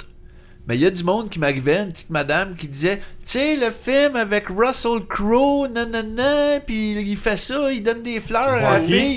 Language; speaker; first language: French; native; French